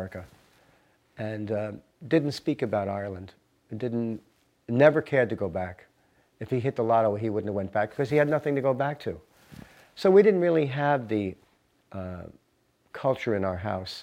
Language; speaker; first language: English; native; English